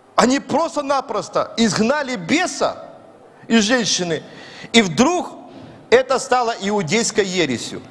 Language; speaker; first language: Russian; native; Russian